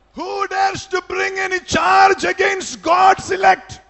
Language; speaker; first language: English; non-native, local second language; Malayalam